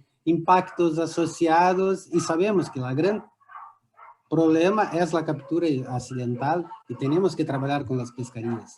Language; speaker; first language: Spanish; non-native, learner; Portuguese